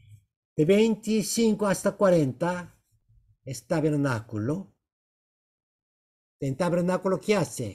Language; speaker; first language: Spanish; non-native, learner; Korean